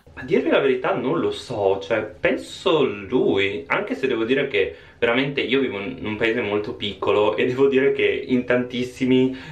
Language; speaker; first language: Italian; native; Italian